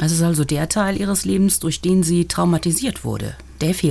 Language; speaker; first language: German; native; German